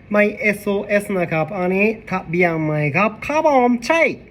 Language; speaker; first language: Thai; non-native, learner; Japanese